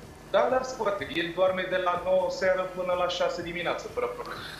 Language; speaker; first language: Romanian; non-native, fluent; French